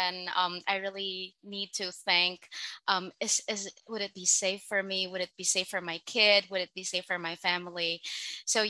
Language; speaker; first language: English; non-native, local second language; Filipino